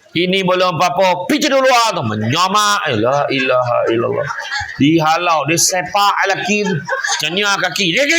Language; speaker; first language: Malay; native; Malay